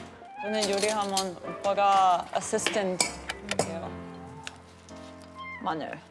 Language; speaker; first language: Korean; non-native, learner; German